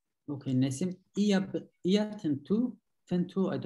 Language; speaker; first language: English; non-native, fluent; Turkish